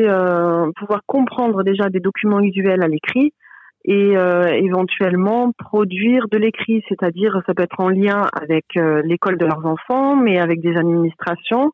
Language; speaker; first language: French; native; French